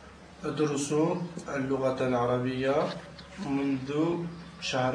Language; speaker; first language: Arabic; non-native, learner; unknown